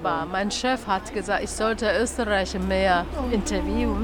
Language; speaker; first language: German; non-native, learner; Chinese